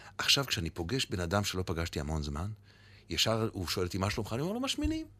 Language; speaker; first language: Hebrew; native; Hebrew